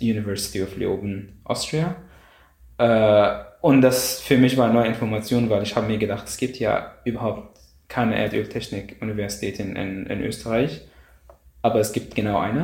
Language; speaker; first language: German; non-native, fluent; Arabic